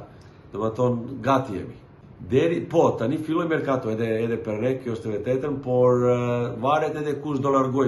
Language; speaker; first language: Albanian; non-native, learner; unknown